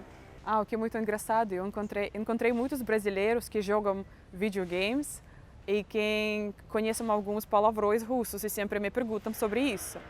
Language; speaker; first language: Portuguese; non-native, fluent; Russian